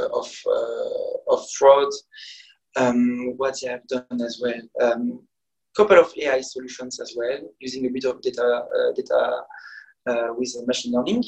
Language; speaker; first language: English; non-native, fluent; French